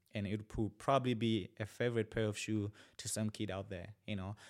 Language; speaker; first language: English; non-native, local second language; Shona